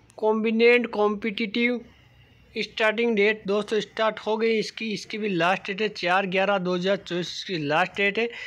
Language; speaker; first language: Hindi; native; Hindi